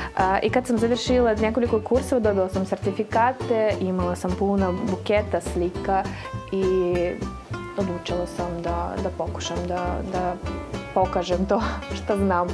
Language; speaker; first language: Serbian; non-native, fluent; Russian